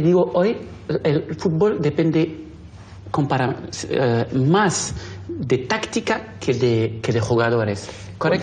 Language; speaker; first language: Spanish; non-native, learner; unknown